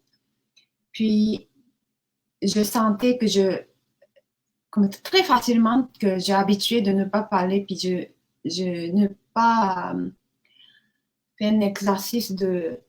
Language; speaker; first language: French; non-native, learner; Japanese